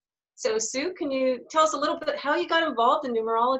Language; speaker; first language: English; native; English